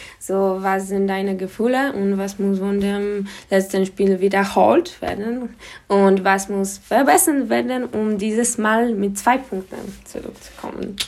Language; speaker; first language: German; non-native, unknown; Polish